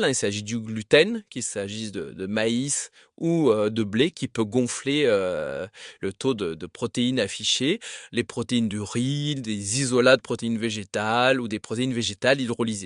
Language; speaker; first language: French; native; French